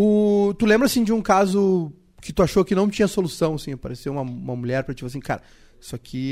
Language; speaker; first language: Portuguese; native; Portuguese